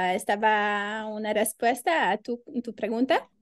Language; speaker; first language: Spanish; non-native, learner; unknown